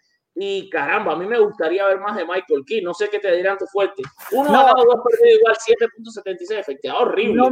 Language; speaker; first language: Spanish; native; Spanish